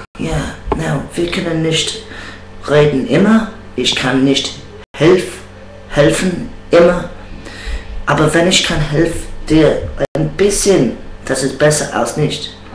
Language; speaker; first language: German; non-native, learner; English